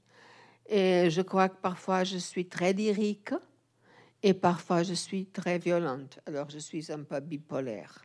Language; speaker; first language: French; non-native, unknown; Portuguese